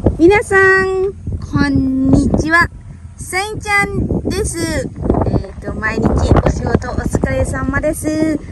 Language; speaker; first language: Japanese; non-native, learner; Lao